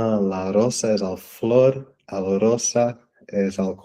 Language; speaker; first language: Spanish; non-native, fluent; English